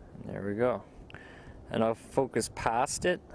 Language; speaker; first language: English; native; English